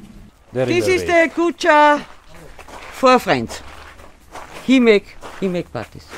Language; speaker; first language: English; non-native, learner; German